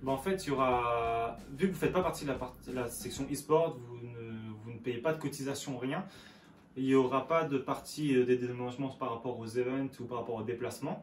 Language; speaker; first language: French; native; French